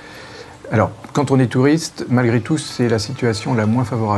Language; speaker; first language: French; native; French